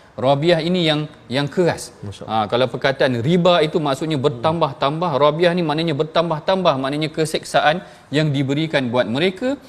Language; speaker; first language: Malay; native; Malay